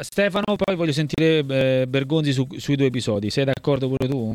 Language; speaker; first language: Italian; native; Italian